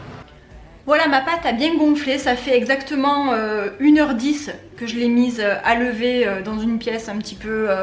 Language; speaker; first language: French; native; French